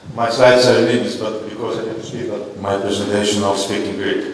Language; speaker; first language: English; non-native, fluent; Greek